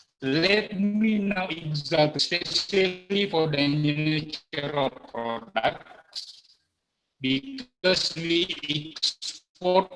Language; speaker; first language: English; non-native, learner; Indonesian